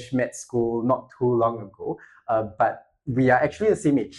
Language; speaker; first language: English; native; English